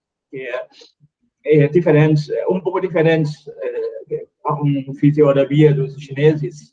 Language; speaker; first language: Portuguese; non-native, fluent; Chinese